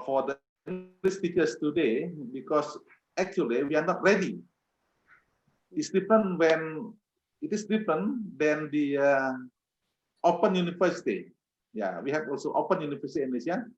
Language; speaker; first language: English; non-native, fluent; Indonesian